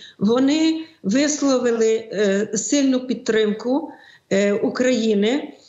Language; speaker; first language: Ukrainian; early bilingual, heritage; Ukrainian